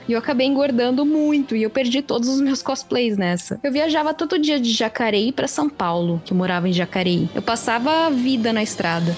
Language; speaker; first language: Portuguese; native; Portuguese